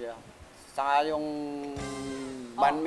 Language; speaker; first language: Filipino; non-native, learner; Vietnamese